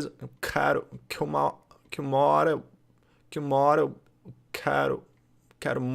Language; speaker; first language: Portuguese; non-native, learner; English